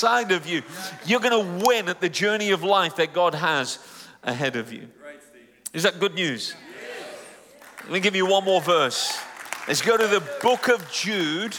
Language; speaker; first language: English; native; English